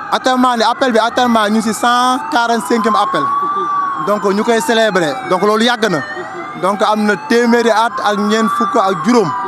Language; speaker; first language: Wolof; native; Wolof